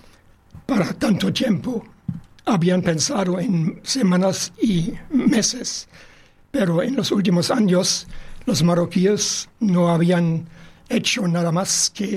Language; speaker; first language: Spanish; non-native, fluent; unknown